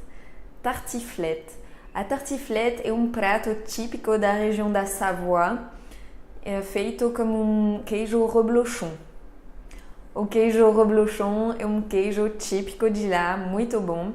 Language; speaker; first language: Portuguese; non-native, fluent; French